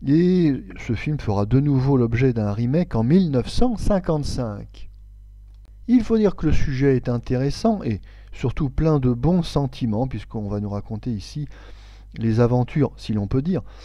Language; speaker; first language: French; native; French